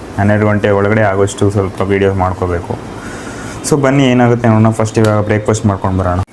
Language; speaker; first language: Kannada; native; Kannada